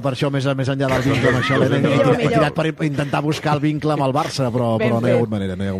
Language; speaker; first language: Catalan; native; Catalan